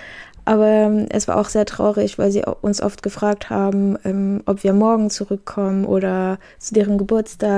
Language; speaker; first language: German; non-native, fluent; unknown